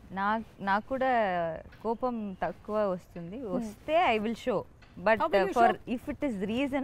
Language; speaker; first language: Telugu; non-native, learner; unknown